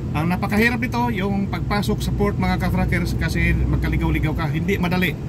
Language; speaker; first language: Filipino; non-native, local second language; Cebuano